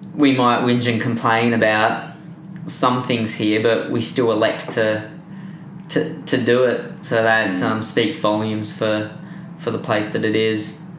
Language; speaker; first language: English; native; English